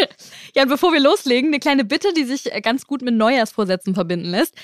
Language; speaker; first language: German; non-native, fluent; Spanish